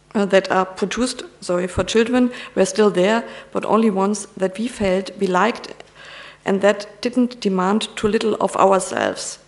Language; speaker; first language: English; non-native, fluent; German